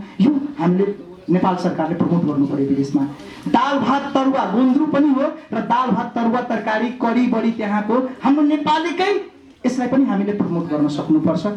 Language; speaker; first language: Nepali; non-native, local second language; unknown